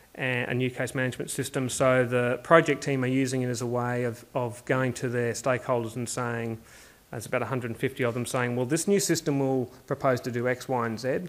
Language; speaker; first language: English; native; English